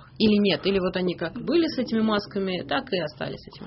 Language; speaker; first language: Russian; native; Russian